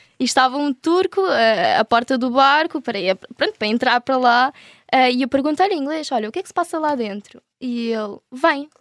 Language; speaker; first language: Portuguese; early bilingual, other home language; Ukrainian